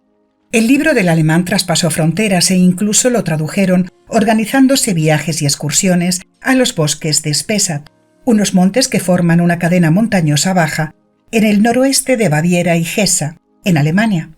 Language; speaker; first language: Spanish; native; Spanish